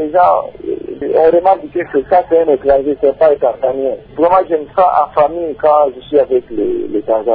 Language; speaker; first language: French; non-native, local second language; Swahili